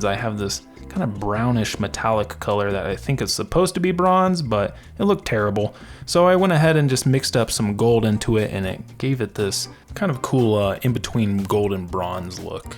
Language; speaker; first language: English; native; English